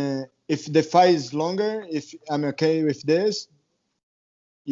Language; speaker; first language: English; non-native, learner; Portuguese